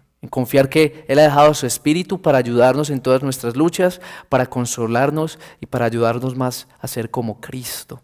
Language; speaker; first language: Spanish; native; Spanish